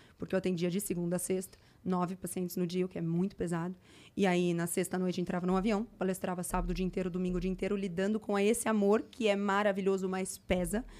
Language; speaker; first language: Portuguese; native; Portuguese